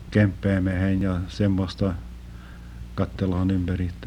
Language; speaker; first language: Finnish; early bilingual, heritage; Finnish